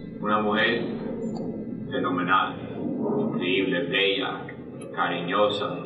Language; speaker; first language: Spanish; early bilingual, heritage; English